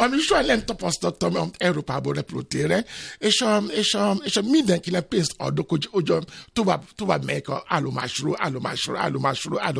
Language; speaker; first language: Hungarian; non-native, learner; Yoruba